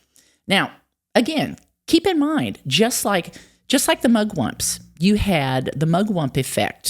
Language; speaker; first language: English; native; English